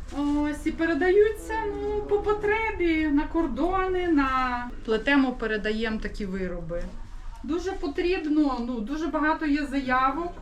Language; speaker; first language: Ukrainian; native; Ukrainian